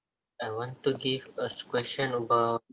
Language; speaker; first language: English; non-native, learner; Indonesian